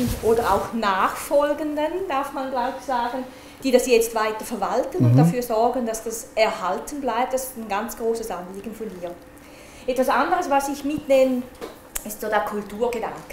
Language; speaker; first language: German; native; German